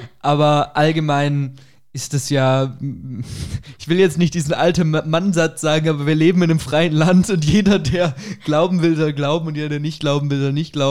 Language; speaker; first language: German; native; German